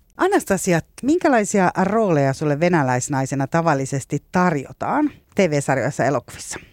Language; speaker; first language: Finnish; native; Finnish